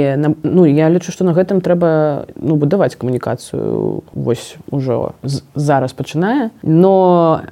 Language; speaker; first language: Belarusian; non-native, local second language; Russian